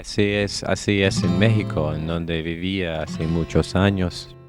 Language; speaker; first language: Spanish; non-native, fluent; English